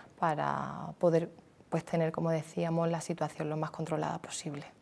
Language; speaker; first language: Spanish; native; Spanish